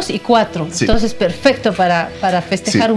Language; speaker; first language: Spanish; native; Spanish